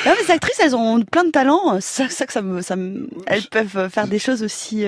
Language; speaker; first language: French; native; French